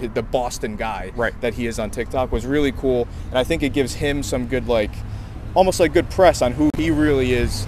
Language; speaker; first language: English; native; English